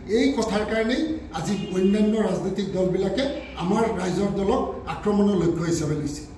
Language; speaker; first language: Assamese; native; Assamese